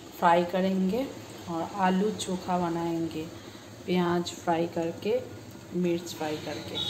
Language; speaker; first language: Hindi; non-native, local second language; Bangla